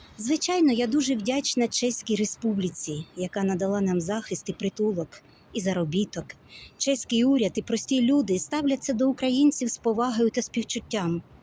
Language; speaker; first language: Ukrainian; non-native, local second language; Russian